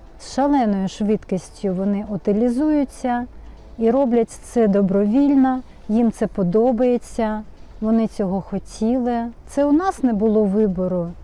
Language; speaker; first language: Ukrainian; non-native, local second language; Russian